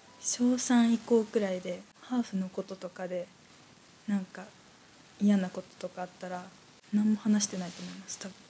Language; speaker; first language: Japanese; native; Japanese